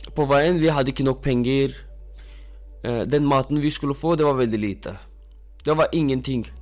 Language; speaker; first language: Norwegian; non-native, fluent; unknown